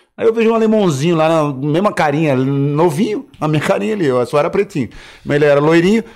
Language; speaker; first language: Portuguese; native; Portuguese